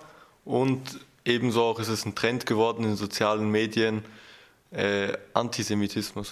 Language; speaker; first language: German; early bilingual, other home language; Albanian